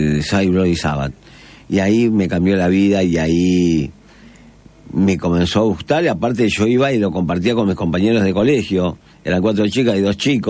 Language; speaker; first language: Spanish; native; Spanish